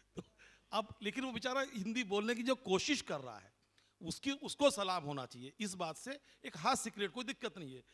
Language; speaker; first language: Hindi; non-native, local second language; Bangla